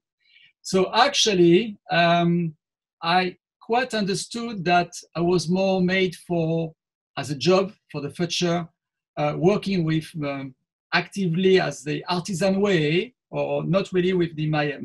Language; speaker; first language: English; non-native, fluent; French